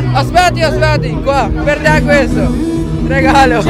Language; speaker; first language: Italian; non-native, learner; Punjabi